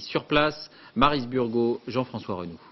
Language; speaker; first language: French; native; French